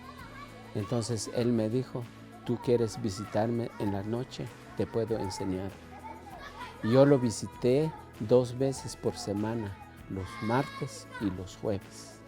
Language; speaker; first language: Spanish; non-native, local second language; Kʼicheʼ